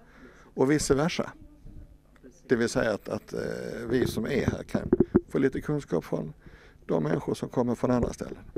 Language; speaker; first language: Swedish; native; Swedish